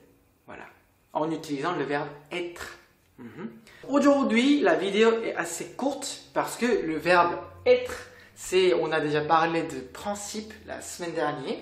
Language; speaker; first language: French; non-native, fluent; Korean